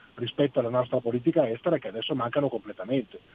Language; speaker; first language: Italian; non-native, fluent; Arabic